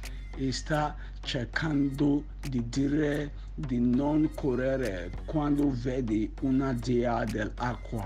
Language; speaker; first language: Italian; non-native, learner; Bini